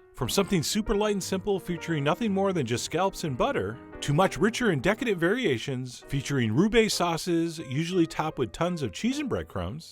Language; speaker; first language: English; native; English